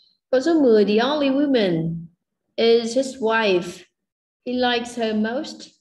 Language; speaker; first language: English; non-native, fluent; Vietnamese